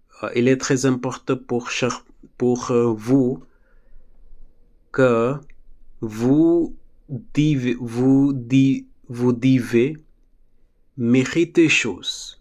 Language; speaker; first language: French; non-native, learner; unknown